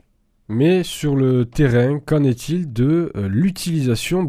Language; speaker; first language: French; native; French